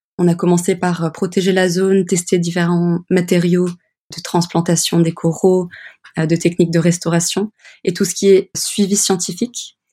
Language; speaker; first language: French; early bilingual, other home language; English